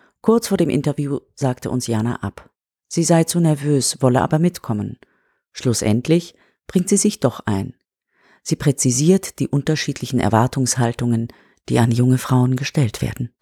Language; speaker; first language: German; native; German